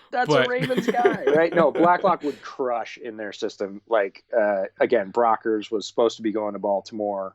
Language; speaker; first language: English; native; English